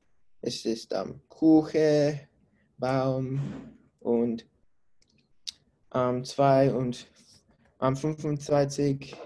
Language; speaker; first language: German; non-native, learner; English